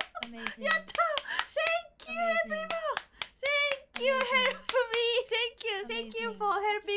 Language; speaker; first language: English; non-native, learner; Japanese